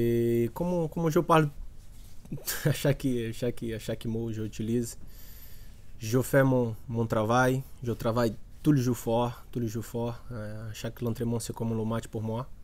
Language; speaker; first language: French; non-native, learner; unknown